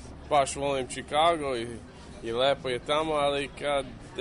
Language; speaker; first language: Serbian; early bilingual, heritage; English